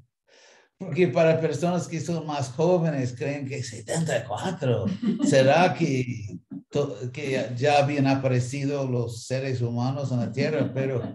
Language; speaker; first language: Spanish; non-native, fluent; English